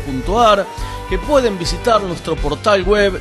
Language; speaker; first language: Spanish; native; Spanish